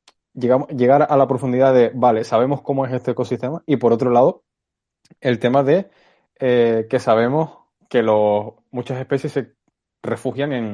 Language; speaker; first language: Spanish; native; Spanish